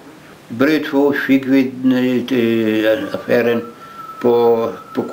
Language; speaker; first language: Swedish; early bilingual, heritage; Swedish